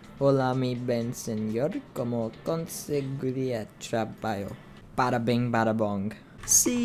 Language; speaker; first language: Spanish; non-native, learner; English